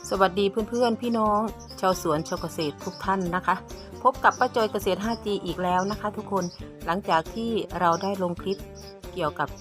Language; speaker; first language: Thai; native; Thai